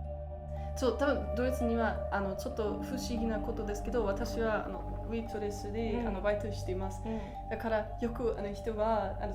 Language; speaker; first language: Japanese; non-native, learner; German